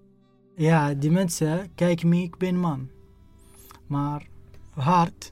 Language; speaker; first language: Dutch; non-native, learner; Arabic